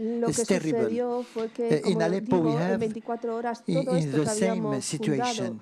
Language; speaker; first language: English; non-native, fluent; Arabic